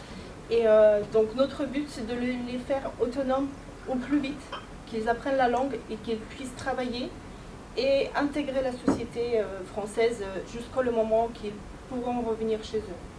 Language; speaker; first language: French; non-native, fluent; Ukrainian